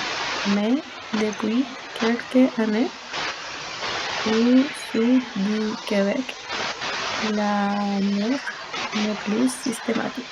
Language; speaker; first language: French; non-native, learner; Spanish